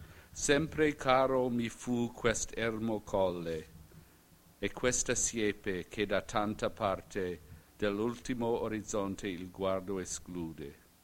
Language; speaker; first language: Italian; non-native, fluent; English